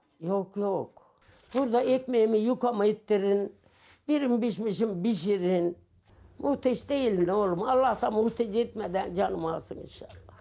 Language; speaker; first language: Turkish; native; Turkish